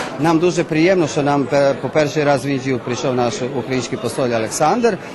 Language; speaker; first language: Ukrainian; early bilingual, heritage; Ukrainian